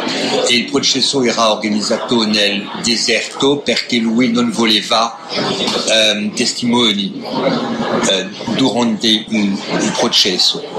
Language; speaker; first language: Italian; non-native, fluent; French